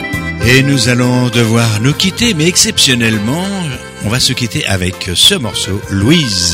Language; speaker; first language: French; native; French